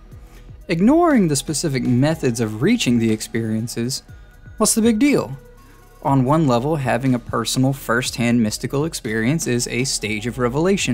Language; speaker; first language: English; native; English